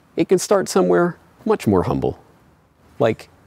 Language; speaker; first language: English; native; English